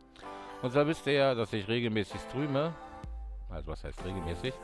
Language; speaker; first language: German; native; German